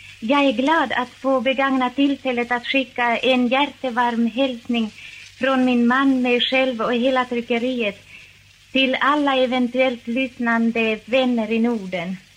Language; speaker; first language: Swedish; non-native, fluent; Finnish